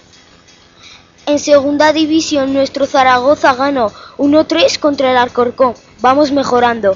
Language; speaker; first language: Spanish; native; Spanish